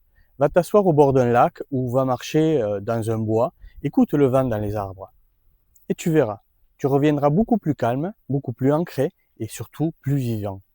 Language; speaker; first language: French; native; French